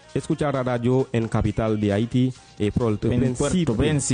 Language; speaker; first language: Spanish; non-native, learner; Haitian Creole